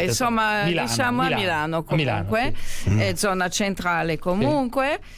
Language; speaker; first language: Italian; non-native, fluent; French